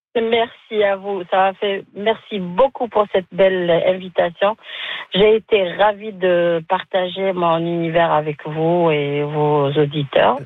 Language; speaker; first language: French; non-native, local second language; Arabic